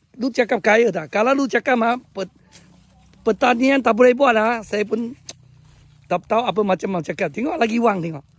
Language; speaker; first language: Malay; non-native, local second language; Chinese